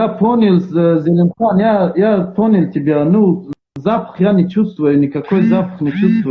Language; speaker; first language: Russian; non-native, learner; Tajik